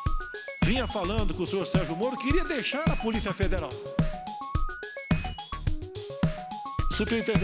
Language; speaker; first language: Portuguese; native; Portuguese